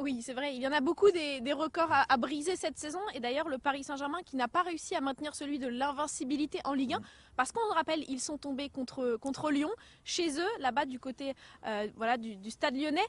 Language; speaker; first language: French; native; French